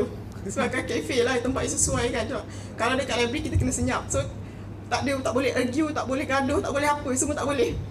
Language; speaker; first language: Malay; native; Malay